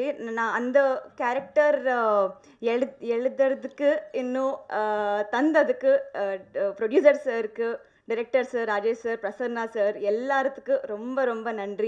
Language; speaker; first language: Tamil; non-native, learner; Telugu